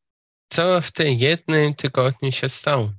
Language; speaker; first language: Polish; non-native, fluent; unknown